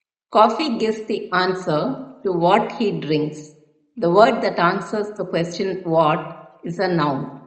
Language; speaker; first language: English; non-native, local second language; Tamil